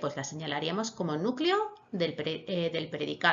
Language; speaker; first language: Spanish; native; Spanish